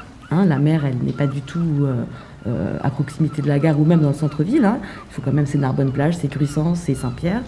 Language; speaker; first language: French; native; French